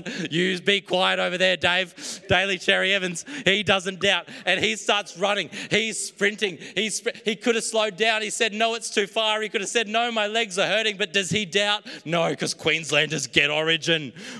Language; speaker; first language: English; native; English